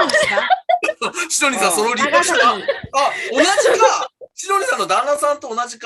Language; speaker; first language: Japanese; native; Japanese